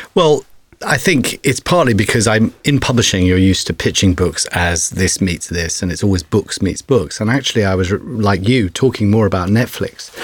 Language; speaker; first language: English; non-native, fluent; Dutch